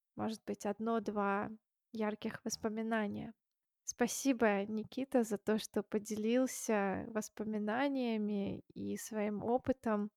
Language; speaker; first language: Russian; native; Russian